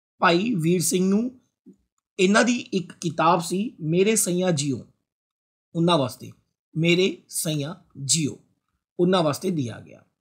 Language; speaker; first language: Hindi; non-native, local second language; Punjabi